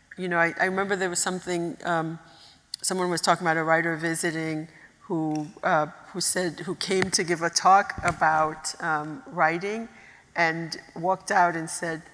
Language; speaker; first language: English; early bilingual, other home language; Haitian Creole